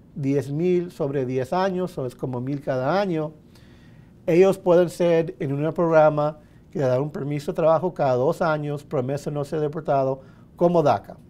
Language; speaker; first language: Spanish; early bilingual, heritage; Spanish